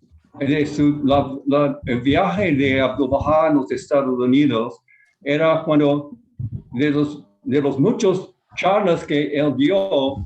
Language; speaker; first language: Spanish; non-native, fluent; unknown